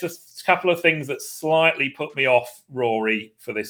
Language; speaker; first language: English; native; English